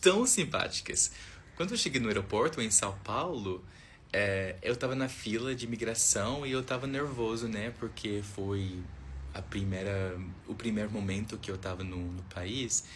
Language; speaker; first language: Portuguese; non-native, fluent; English